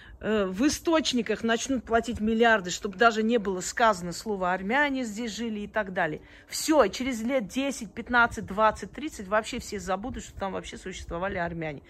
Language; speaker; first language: Russian; early bilingual, other home language; Armenian